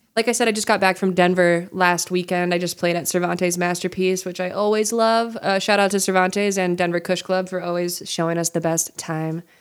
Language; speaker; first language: English; native; English